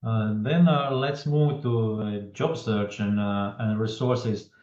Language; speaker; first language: English; non-native, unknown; Latvian